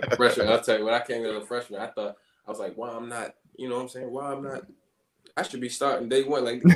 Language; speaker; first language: English; native; English